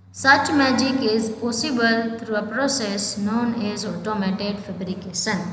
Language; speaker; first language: English; non-native, local second language; Gujarati